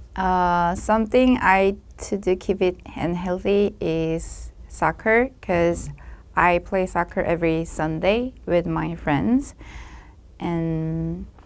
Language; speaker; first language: English; non-native, learner; Korean